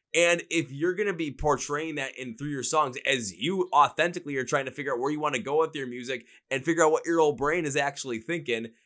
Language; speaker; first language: English; native; English